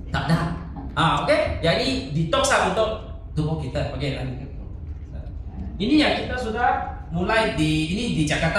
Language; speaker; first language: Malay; non-native, local second language; Chinese